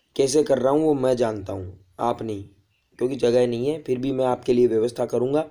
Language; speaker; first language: Hindi; native; Hindi